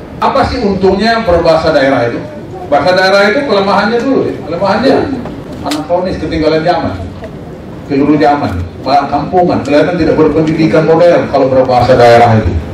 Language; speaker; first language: Indonesian; non-native, local second language; Batak Toba